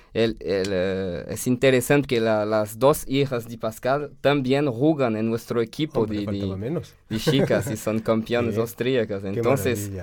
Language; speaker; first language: Spanish; non-native, fluent; French